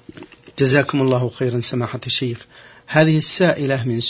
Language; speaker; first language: Arabic; native; Arabic